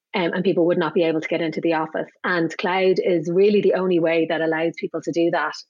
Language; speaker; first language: English; native; English